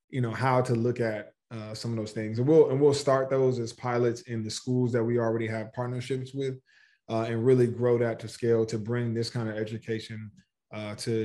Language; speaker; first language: English; native; English